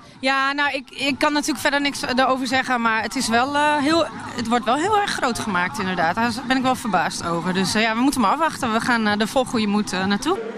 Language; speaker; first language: Dutch; non-native, local second language; Western Frisian